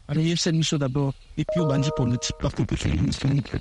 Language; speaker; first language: French; non-native, local second language; Lingala